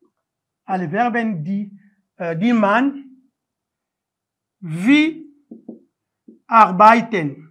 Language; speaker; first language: German; non-native, learner; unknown